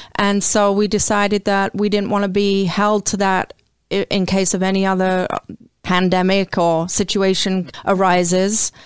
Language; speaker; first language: English; native; English